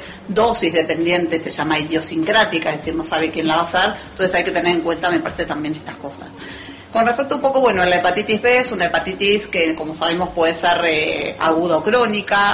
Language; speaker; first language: Spanish; native; Spanish